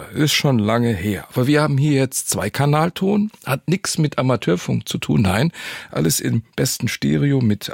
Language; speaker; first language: German; native; German